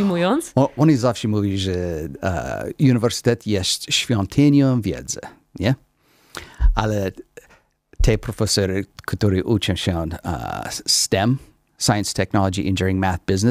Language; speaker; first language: Polish; non-native, learner; English